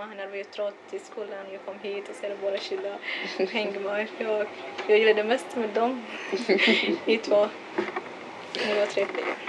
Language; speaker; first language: Swedish; non-native, learner; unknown